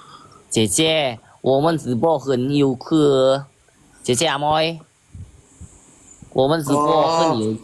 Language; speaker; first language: Chinese; non-native, learner; Indonesian